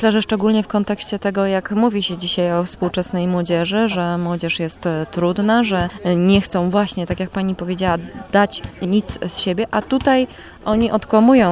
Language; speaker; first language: Polish; native; Polish